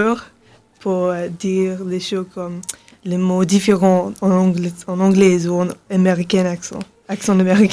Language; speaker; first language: French; non-native, learner; English